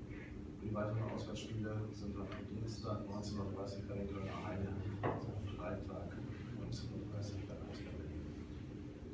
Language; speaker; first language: German; native; German